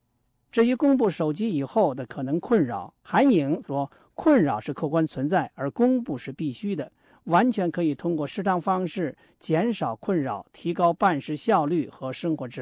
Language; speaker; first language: Chinese; native; Chinese